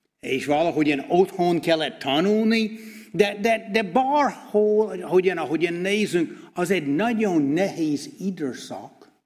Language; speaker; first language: Hungarian; non-native, fluent; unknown